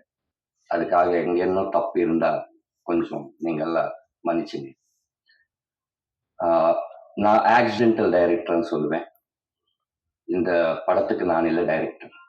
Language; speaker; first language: Tamil; non-native, learner; Telugu